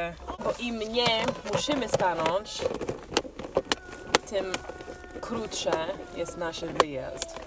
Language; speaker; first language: Polish; non-native, fluent; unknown